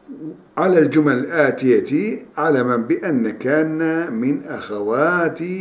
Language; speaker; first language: Arabic; non-native, fluent; Turkish